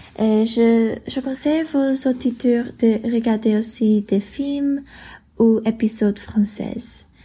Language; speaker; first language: French; non-native, learner; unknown